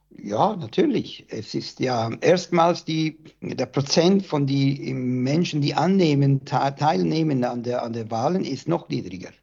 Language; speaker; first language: German; non-native, fluent; Italian